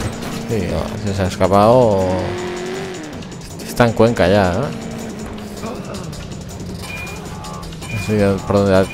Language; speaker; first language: Spanish; native; Spanish